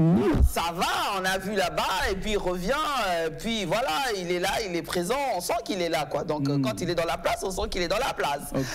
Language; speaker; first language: French; native; French